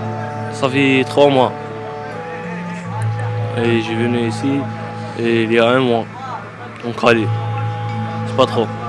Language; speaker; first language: French; non-native, learner; Arabic